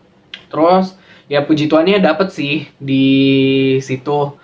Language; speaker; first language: Indonesian; native; Indonesian